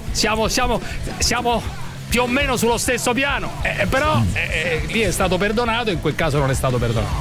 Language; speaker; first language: Italian; native; Italian